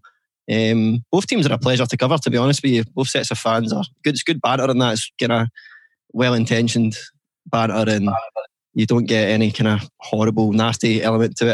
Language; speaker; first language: English; native; English